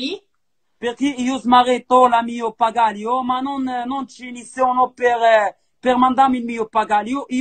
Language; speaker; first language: Italian; non-native, learner; Arabic